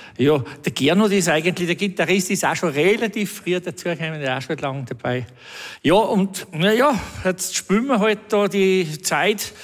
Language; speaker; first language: German; native; German